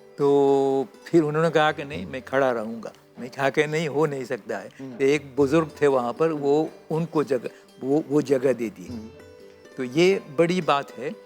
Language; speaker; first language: Urdu; non-native, fluent; Morisyen